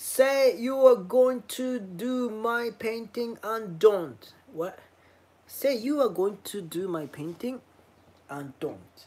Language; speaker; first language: English; non-native, learner; Japanese